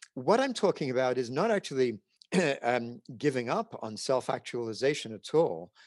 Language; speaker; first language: English; native; English